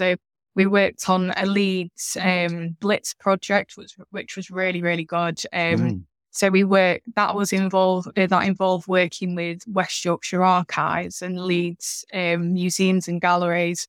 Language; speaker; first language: English; native; English